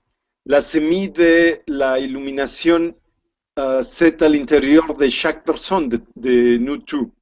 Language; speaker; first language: French; non-native, learner; Spanish